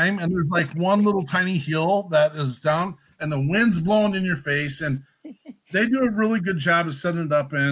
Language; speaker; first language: English; native; English